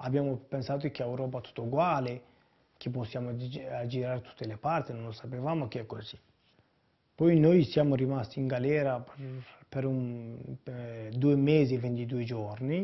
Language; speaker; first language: Italian; non-native, fluent; Kurdish